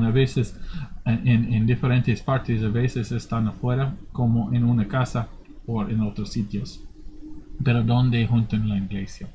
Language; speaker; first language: Spanish; non-native, fluent; English